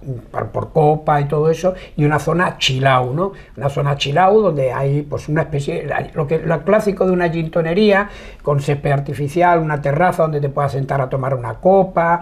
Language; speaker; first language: Spanish; native; Spanish